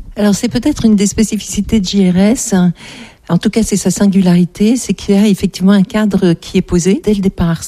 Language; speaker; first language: French; native; French